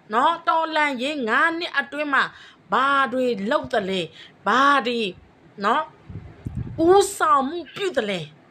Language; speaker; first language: Burmese; non-native, local second language; S'gaw Karen